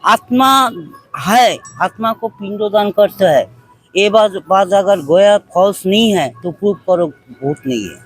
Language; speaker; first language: Hindi; non-native, local second language; Bangla